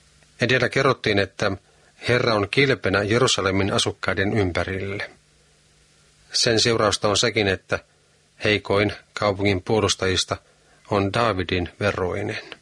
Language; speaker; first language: Finnish; native; Finnish